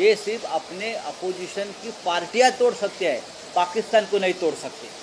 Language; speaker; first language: Hindi; non-native, local second language; Marathi